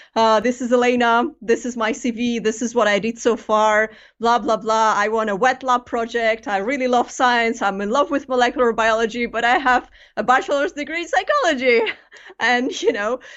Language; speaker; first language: English; non-native, fluent; Greek